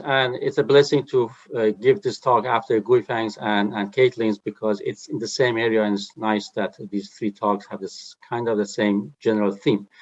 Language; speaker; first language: English; non-native, fluent; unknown